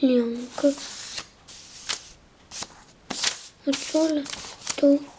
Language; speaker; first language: Chinese; early bilingual, heritage; English